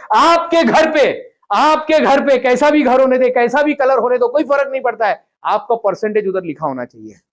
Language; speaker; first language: Hindi; non-native, local second language; Marathi